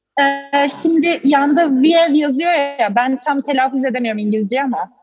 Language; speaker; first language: Turkish; native; Turkish